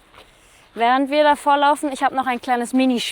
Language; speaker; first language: German; native; German